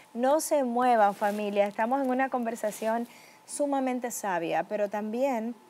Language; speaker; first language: Spanish; native; Spanish